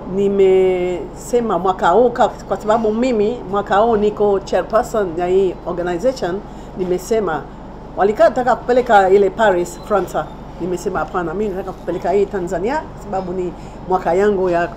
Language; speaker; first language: Swahili; non-native, fluent; Seselwa Creole French